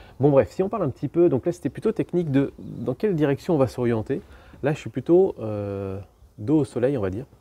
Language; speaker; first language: French; native; French